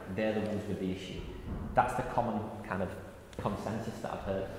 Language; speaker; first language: English; native; English